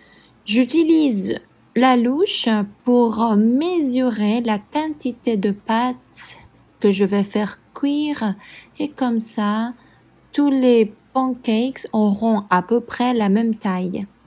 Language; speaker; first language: French; non-native, fluent; Spanish